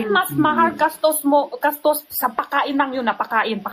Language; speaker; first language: Filipino; non-native, learner; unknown